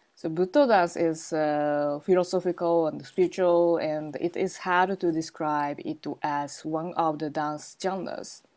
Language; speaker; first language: English; non-native, learner; Japanese